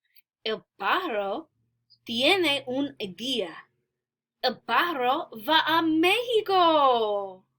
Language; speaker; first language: Spanish; non-native, learner; English